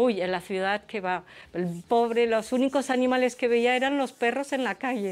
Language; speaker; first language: Spanish; non-native, fluent; French